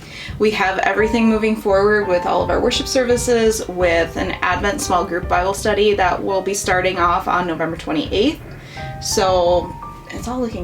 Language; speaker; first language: English; native; English